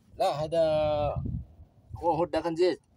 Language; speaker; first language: Arabic; non-native, learner; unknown